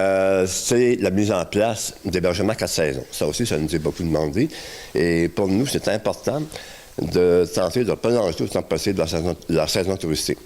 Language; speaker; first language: French; native; French